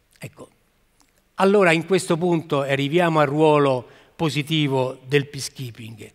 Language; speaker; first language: Italian; native; Italian